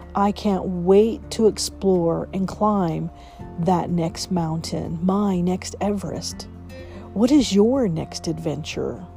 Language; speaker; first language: English; native; English